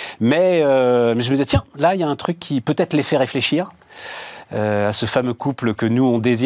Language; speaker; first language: French; native; French